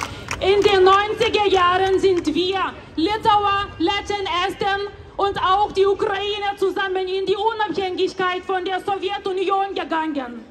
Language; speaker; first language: German; non-native, fluent; Lithuanian